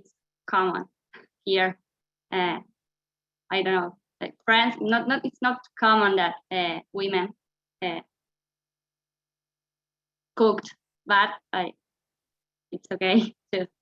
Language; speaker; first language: English; non-native, fluent; Spanish